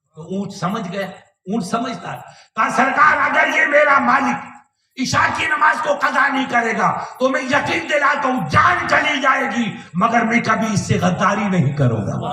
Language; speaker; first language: Urdu; non-native, local second language; Sindhi